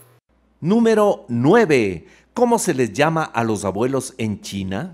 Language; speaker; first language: Spanish; native; Spanish